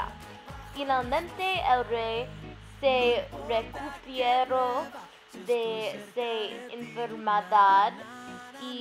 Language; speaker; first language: Spanish; non-native, learner; English